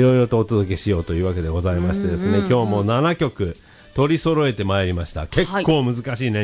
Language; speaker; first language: Japanese; native; Japanese